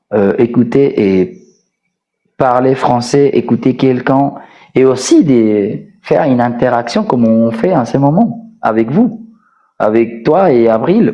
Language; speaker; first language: French; non-native, fluent; Spanish